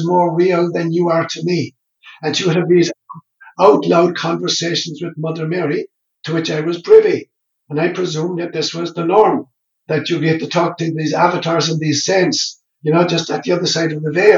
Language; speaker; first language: English; non-native, local second language; Irish